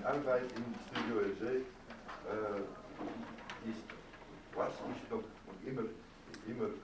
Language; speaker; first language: German; non-native, learner; Dutch